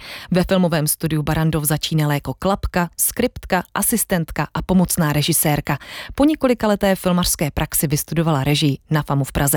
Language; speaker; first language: Czech; native; Czech